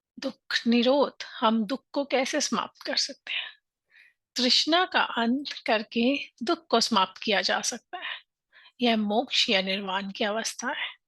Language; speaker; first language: Hindi; native; Hindi